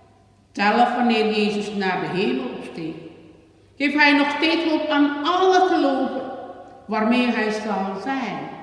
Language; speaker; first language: Dutch; non-native, learner; Indonesian